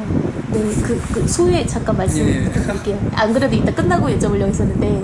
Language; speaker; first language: Korean; native; Korean